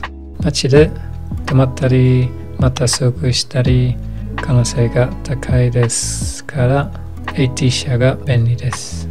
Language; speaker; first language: Japanese; non-native, fluent; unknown